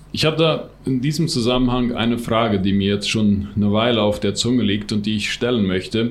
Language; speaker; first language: German; non-native, local second language; Plautdietsch